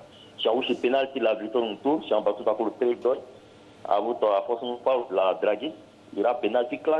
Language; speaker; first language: Romanian; non-native, learner; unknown